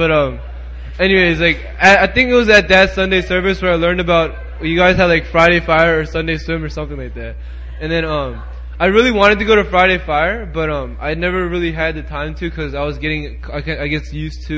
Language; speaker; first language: English; native; English